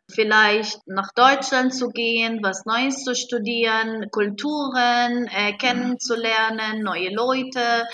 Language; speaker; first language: German; non-native, fluent; Arabic